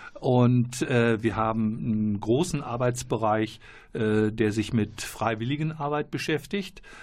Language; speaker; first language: German; native; German